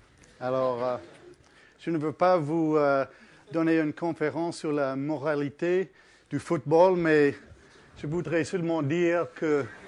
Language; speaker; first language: French; early bilingual, heritage; English